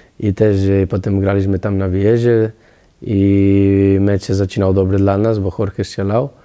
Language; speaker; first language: Polish; non-native, learner; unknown